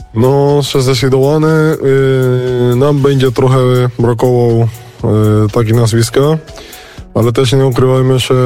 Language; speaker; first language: Polish; non-native, fluent; Spanish